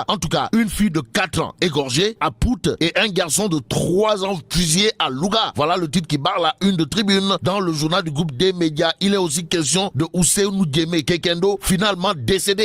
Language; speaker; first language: French; non-native, local second language; Wolof